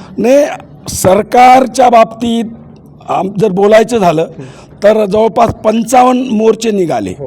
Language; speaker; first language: Marathi; non-native, local second language; Lambadi